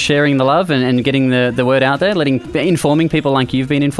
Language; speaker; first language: English; native; English